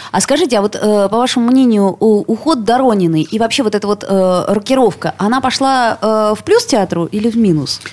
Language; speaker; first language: Russian; native; Russian